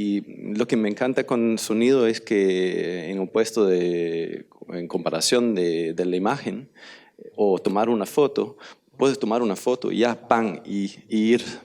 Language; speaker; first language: Spanish; non-native, learner; Danish